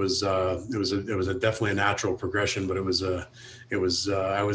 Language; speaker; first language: English; native; English